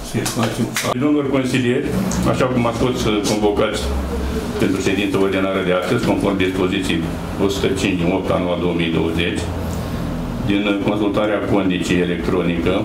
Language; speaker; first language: Romanian; native; Romanian